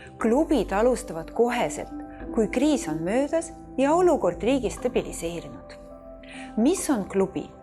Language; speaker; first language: Estonian; non-native, local second language; Russian